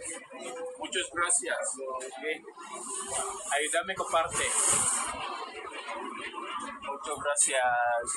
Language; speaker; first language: Spanish; non-native, learner; Malay